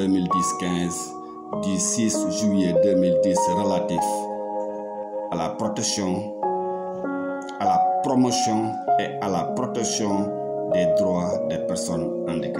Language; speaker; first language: French; non-native, local second language; Wolof